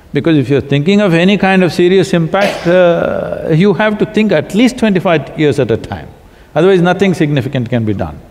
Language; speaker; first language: English; non-native, local second language; Kannada